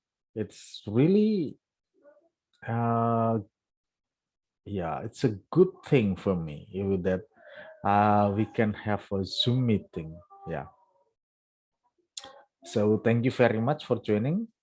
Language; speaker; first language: English; non-native, fluent; Indonesian